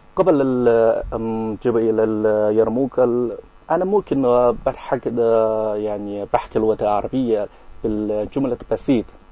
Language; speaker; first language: Arabic; non-native, learner; Chinese